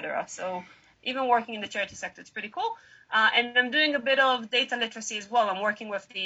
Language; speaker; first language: English; non-native, fluent; Hebrew